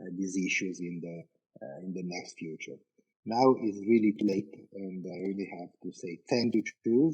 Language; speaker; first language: English; non-native, fluent; Italian